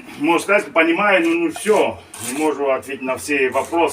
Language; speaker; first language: Russian; early bilingual, heritage; Russian